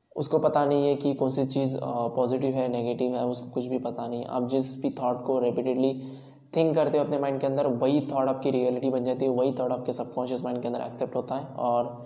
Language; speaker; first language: Hindi; non-native, local second language; Marathi